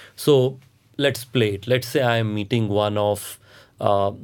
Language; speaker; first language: English; non-native, local second language; Hindi